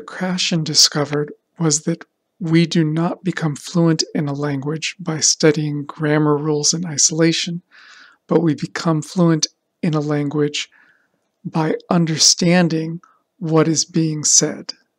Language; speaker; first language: English; native; English